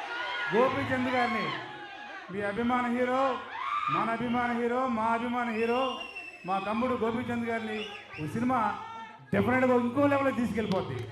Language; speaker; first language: Telugu; native; Telugu